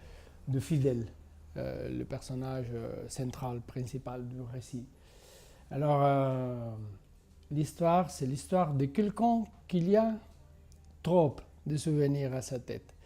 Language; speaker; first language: French; non-native, fluent; Spanish